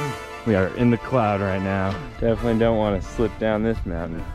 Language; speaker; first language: English; native; English